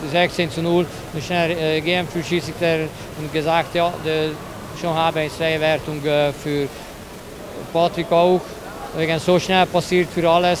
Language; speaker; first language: German; non-native, learner; Hungarian